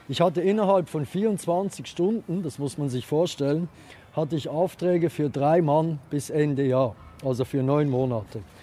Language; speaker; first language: German; native; German